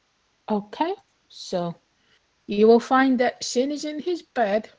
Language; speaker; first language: English; native; English